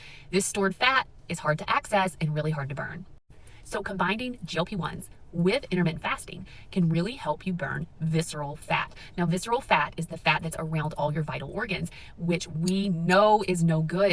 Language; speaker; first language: English; native; English